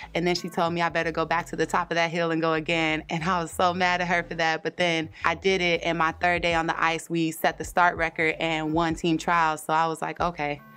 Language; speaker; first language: English; native; English